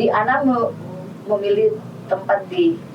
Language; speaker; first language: Indonesian; native; Indonesian